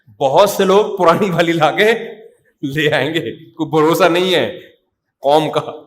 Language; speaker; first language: Urdu; native; Urdu